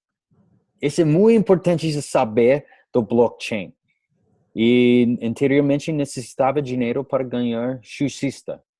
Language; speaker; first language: Portuguese; non-native, learner; English